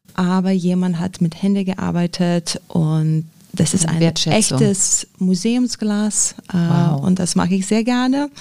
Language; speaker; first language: German; non-native, fluent; Lithuanian